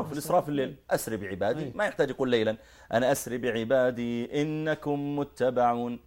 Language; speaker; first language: Arabic; native; Arabic